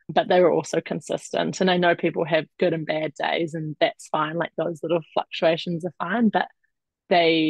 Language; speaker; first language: English; native; English